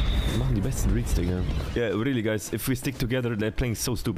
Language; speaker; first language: English; non-native, fluent; German